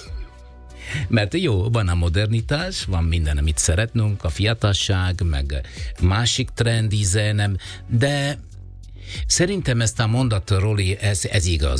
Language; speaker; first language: Hungarian; non-native, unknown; Italian